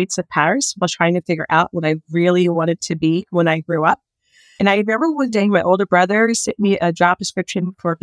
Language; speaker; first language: English; native; English